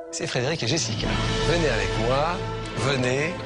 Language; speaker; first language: French; native; French